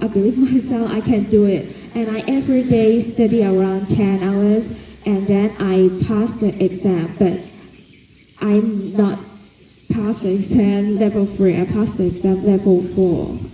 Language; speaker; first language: English; non-native, fluent; Cantonese